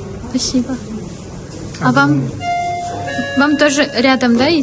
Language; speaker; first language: Russian; non-native, local second language; Kyrgyz